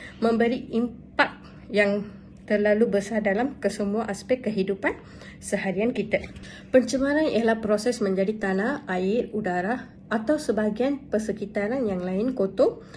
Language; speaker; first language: Malay; non-native, local second language; Tamil